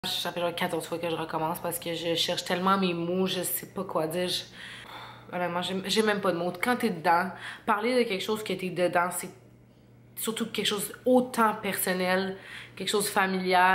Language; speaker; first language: French; native; French